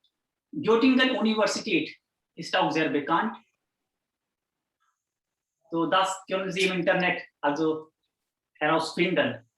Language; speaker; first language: German; non-native, fluent; Hindi